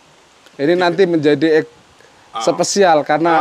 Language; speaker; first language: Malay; non-native, local second language; Javanese